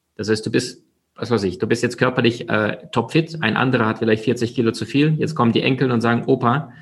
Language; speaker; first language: German; early bilingual, other home language; Russian